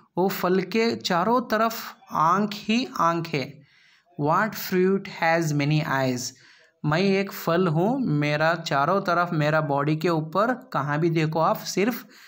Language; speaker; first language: Hindi; non-native, local second language; Kannada